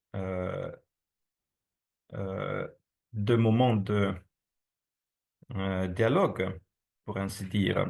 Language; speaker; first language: French; non-native, fluent; Estonian